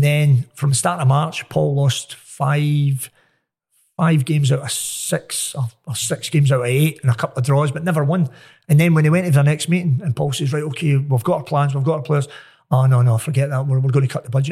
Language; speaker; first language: English; native; English